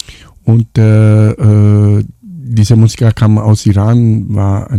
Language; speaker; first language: German; non-native, fluent; Italian